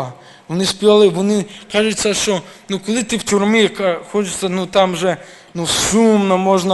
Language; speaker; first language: Ukrainian; early bilingual, heritage; Ukrainian